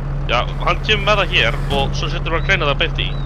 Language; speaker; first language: Icelandic; native; Icelandic